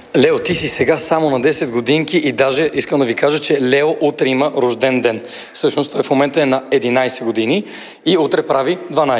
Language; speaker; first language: Bulgarian; native; Bulgarian